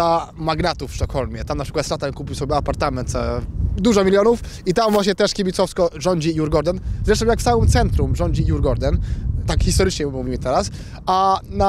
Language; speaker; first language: Polish; native; Polish